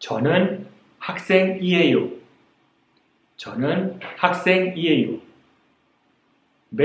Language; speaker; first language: Korean; non-native, fluent; Spanish